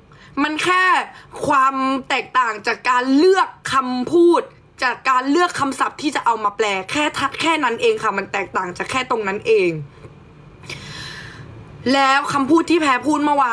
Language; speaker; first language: Thai; native; Thai